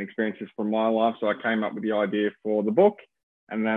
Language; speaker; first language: English; native; English